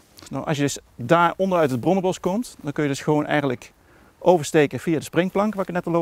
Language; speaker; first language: Dutch; native; Dutch